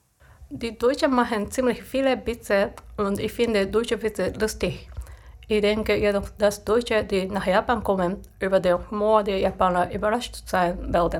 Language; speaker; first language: German; non-native, fluent; Japanese